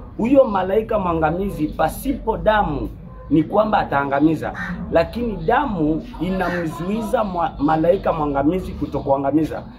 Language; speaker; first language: Swahili; native; Swahili